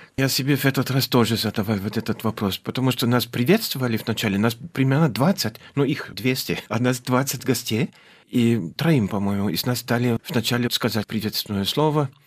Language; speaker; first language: Russian; non-native, fluent; German